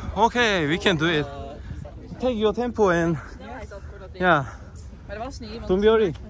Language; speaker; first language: English; non-native, learner; Korean